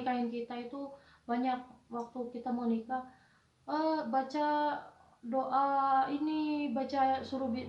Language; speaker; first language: Indonesian; non-native, local second language; Javanese